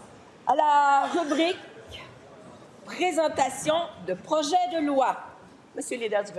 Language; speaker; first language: French; native; French